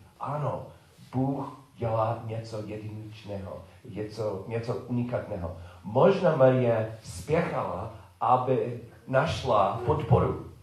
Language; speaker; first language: Czech; non-native, learner; English